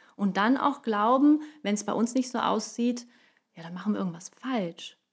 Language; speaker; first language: German; non-native, fluent; Portuguese